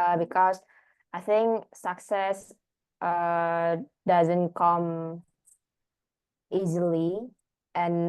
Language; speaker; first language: English; non-native, learner; Indonesian